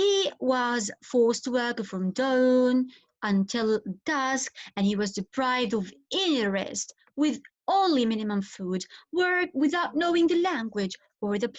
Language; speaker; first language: English; non-native, fluent; Arabic